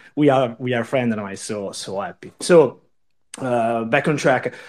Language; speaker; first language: English; non-native, learner; Italian